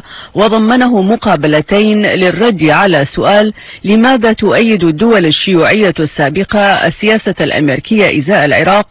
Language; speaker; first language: Arabic; native; Arabic